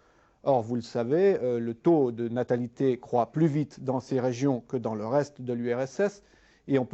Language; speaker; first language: French; native; French